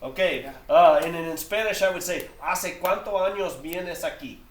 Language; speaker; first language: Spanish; non-native, fluent; English